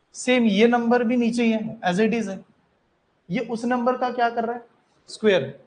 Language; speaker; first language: Hindi; non-native, local second language; Marathi